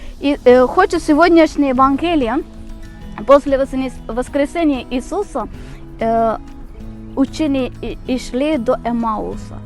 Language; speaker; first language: Ukrainian; non-native, fluent; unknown